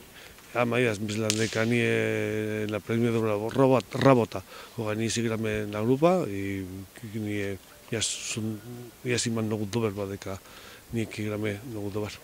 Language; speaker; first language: Macedonian; non-native, learner; Spanish